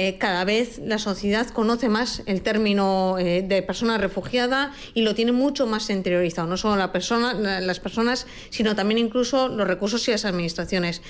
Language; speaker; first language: Spanish; native; Spanish